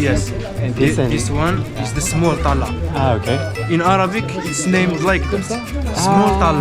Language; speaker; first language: English; non-native, learner; Arabic